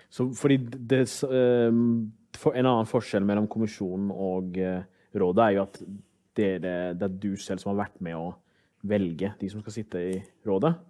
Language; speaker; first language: Norwegian; early bilingual, other home language; Somali